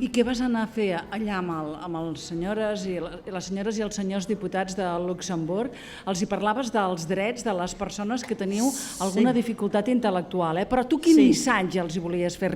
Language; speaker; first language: Catalan; native; Catalan